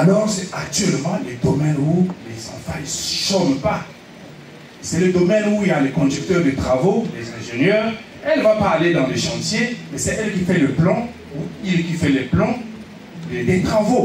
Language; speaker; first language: French; non-native, local second language; Lingala